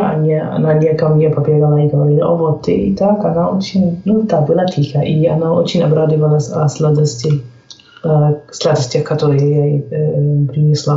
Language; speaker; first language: Russian; non-native, fluent; German